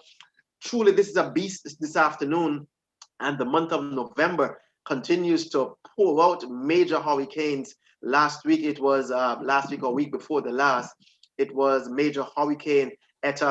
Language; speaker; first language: English; native; English